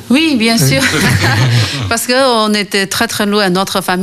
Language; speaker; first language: French; non-native, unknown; Chinese